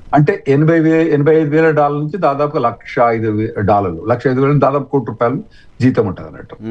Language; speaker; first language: Telugu; native; Telugu